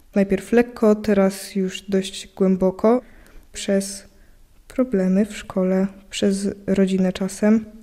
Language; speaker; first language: Polish; native; Polish